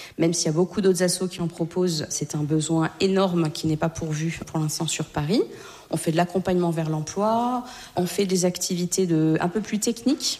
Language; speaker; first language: French; native; French